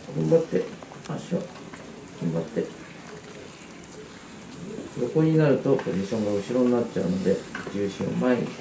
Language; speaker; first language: Japanese; native; Japanese